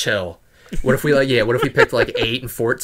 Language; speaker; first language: English; native; English